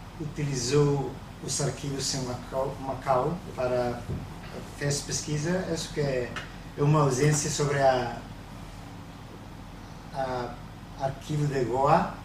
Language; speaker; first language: Portuguese; non-native, learner; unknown